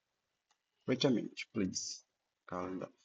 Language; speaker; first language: English; non-native, learner; Portuguese